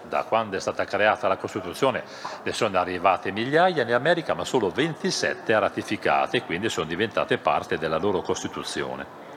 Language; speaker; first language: Italian; non-native, fluent; German